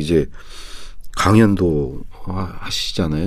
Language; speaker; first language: Korean; native; Korean